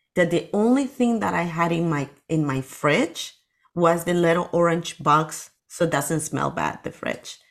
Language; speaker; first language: English; non-native, fluent; Spanish